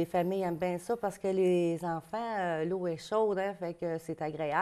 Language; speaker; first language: French; native; French